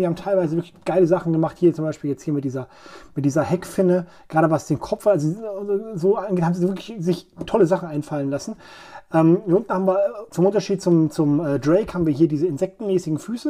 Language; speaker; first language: German; native; German